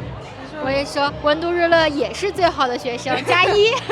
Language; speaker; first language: Chinese; non-native, learner; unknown